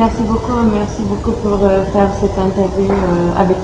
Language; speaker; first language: French; non-native, learner; Turkish